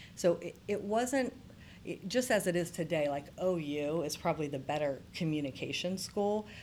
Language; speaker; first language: English; native; English